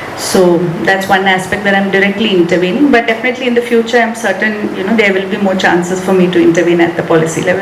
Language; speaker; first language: English; non-native, local second language; Malayalam